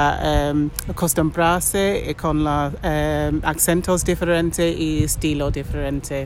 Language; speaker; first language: Spanish; non-native, learner; English